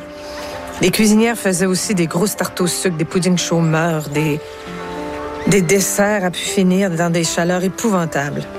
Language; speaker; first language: French; native; French